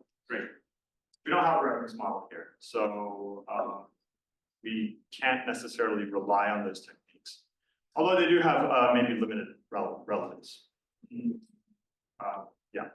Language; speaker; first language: English; native; English